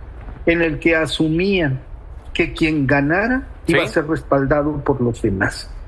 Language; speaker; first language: Spanish; native; Spanish